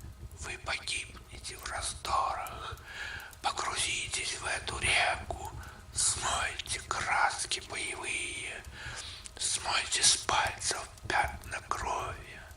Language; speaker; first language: Russian; native; Russian